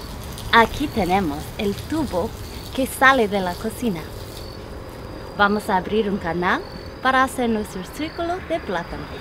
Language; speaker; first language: Spanish; non-native, learner; English